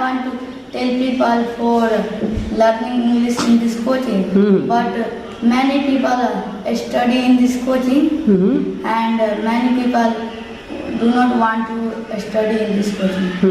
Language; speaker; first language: English; non-native, learner; Hindi